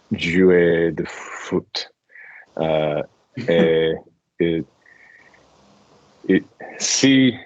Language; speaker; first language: French; non-native, learner; English